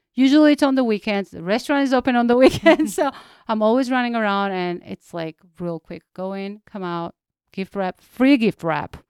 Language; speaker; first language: English; non-native, fluent; Georgian